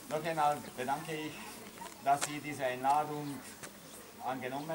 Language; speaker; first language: German; non-native, learner; Hungarian